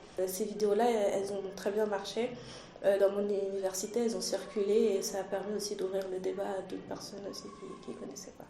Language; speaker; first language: French; early bilingual, other home language; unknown